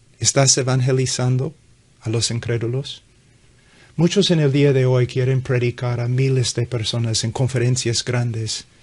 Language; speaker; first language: Spanish; non-native, fluent; English